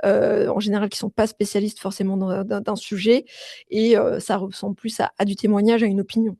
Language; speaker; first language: French; native; French